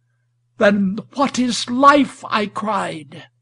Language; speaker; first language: English; native; English